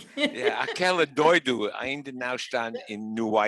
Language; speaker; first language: Portuguese; non-native, learner; English